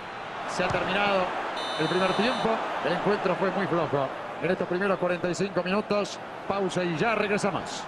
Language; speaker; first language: Spanish; native; Spanish